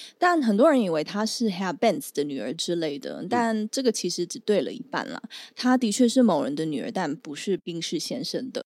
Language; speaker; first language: Chinese; native; Chinese